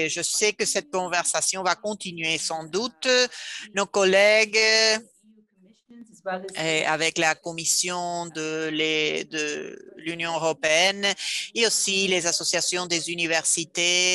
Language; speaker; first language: French; non-native, fluent; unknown